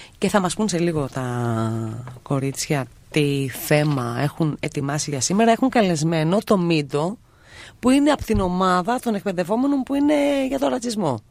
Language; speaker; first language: Greek; native; Greek